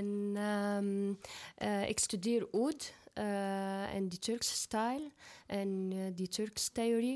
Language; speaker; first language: Dutch; non-native, fluent; Arabic